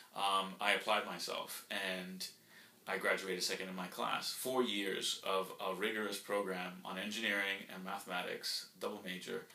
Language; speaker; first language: English; early bilingual, other home language; Spanish